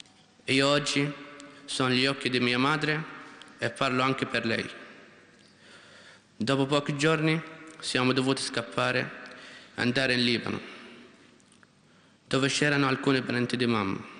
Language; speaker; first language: Italian; non-native, learner; Arabic